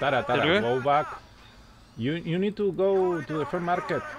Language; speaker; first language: English; non-native, learner; Spanish